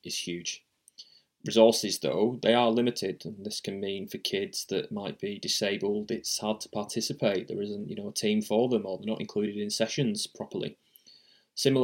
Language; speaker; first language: English; native; English